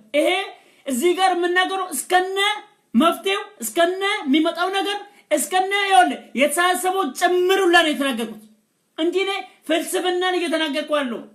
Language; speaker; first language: Amharic; non-native, local second language; Oromo